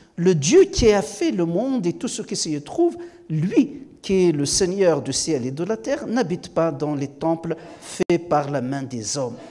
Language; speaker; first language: French; non-native, local second language; Kabyle